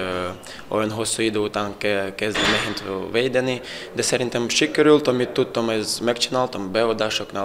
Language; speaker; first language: Hungarian; non-native, learner; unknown